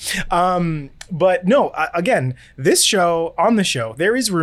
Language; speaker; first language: English; native; English